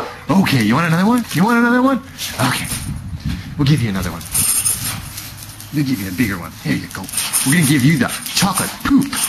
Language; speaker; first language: English; native; English